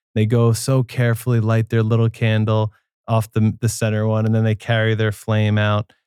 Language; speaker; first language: English; native; English